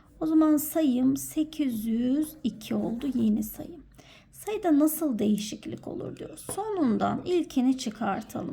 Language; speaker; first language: Turkish; native; Turkish